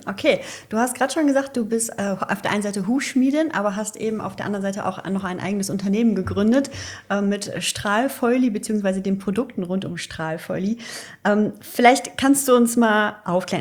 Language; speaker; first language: German; native; German